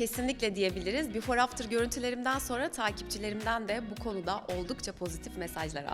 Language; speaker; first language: Turkish; native; Turkish